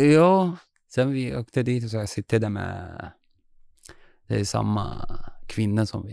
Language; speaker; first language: Swedish; non-native, learner; Arabic